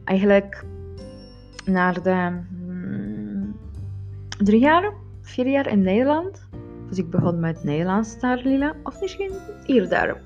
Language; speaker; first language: Dutch; non-native, learner; Polish